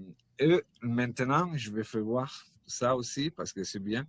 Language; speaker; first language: French; non-native, fluent; Italian